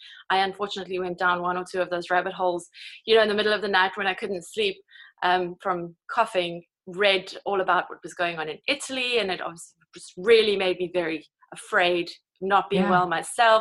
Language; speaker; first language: English; native; English